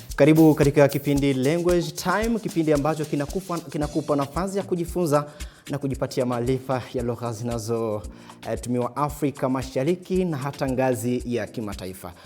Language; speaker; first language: Swahili; native; Swahili